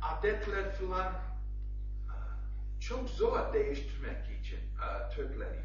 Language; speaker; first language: Turkish; non-native, learner; English